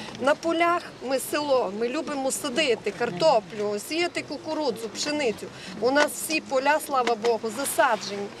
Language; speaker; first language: Ukrainian; native; Ukrainian